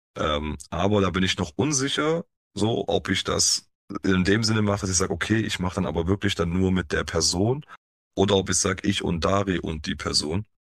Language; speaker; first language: German; early bilingual, other home language; Polish